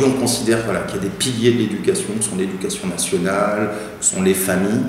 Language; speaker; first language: French; native; French